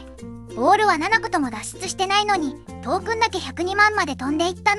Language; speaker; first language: Japanese; native; Japanese